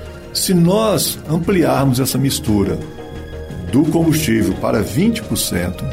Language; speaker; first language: Portuguese; native; Portuguese